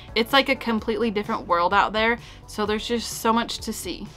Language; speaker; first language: English; native; English